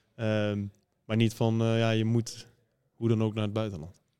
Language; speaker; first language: Dutch; native; Dutch